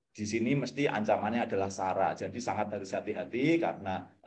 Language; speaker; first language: Indonesian; non-native, local second language; Javanese